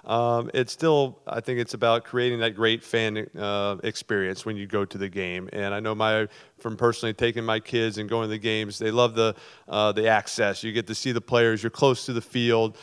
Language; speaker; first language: English; native; English